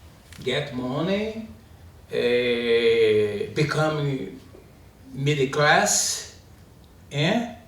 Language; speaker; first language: English; non-native, learner; Portuguese